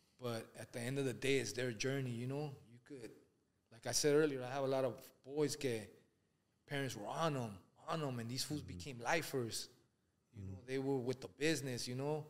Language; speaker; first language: English; early bilingual, other home language; Spanish